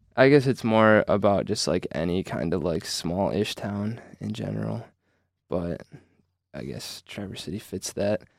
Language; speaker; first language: English; native; English